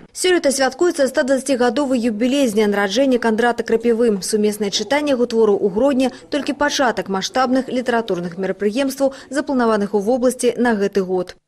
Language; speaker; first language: Belarusian; native; Belarusian